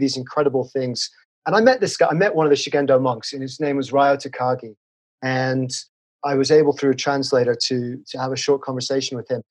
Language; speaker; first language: English; native; English